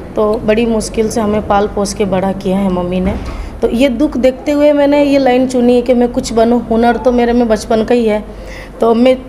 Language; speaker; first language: Hindi; native; Hindi